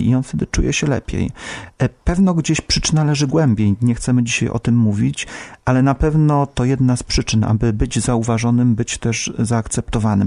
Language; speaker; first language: Polish; native; Polish